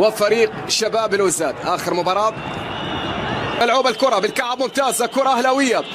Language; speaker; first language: Arabic; native; Arabic